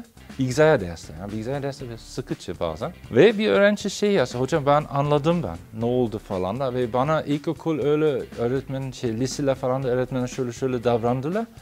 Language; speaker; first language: Turkish; non-native, fluent; German